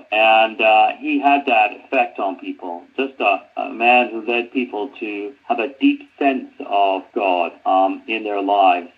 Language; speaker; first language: English; native; English